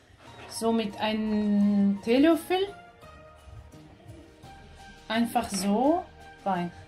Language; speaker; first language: German; non-native, fluent; Aramaic